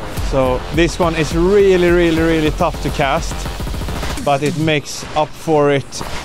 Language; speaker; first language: English; non-native, fluent; Swedish